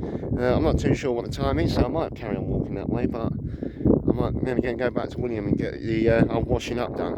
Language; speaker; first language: English; native; English